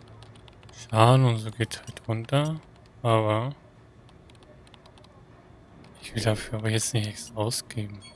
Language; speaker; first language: German; native; German